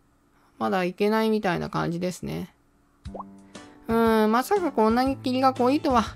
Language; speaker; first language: Japanese; native; Japanese